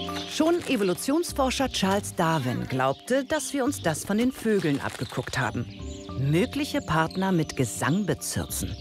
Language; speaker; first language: German; native; German